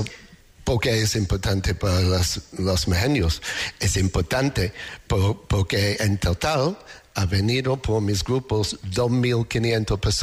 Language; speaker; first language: Spanish; non-native, learner; English